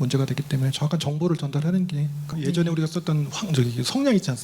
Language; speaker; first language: Korean; native; Korean